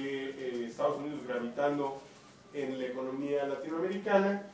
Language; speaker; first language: Spanish; native; Spanish